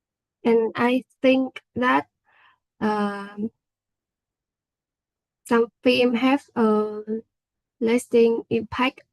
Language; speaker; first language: English; non-native, learner; Vietnamese